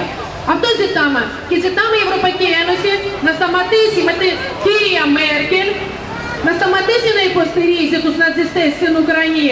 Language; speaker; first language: Greek; non-native, fluent; Russian